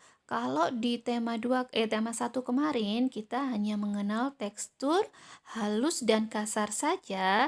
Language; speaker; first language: Indonesian; native; Indonesian